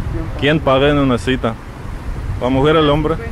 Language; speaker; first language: Spanish; non-native, fluent; Russian